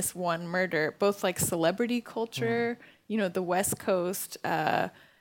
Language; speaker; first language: English; native; English